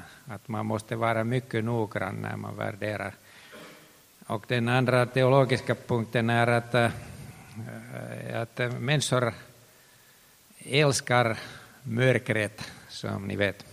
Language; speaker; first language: Swedish; non-native, local second language; Finnish